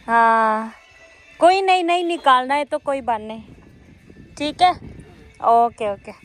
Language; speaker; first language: Hindi; non-native, learner; Burmese